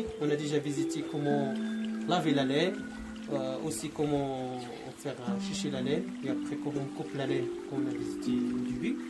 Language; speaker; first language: French; non-native, local second language; Arabic